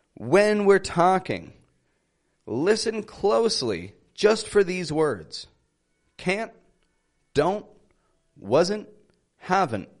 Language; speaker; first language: English; native; English